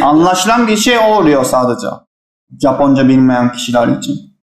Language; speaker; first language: Turkish; non-native, fluent; Japanese